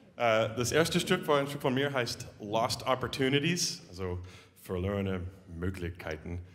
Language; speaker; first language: German; non-native, fluent; English